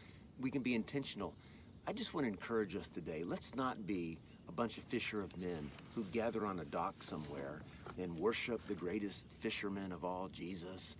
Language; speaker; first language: English; native; English